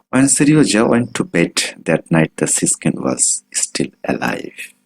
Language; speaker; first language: English; non-native, local second language; Bangla